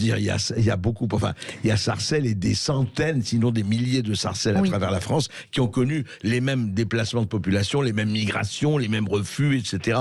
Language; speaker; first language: French; native; French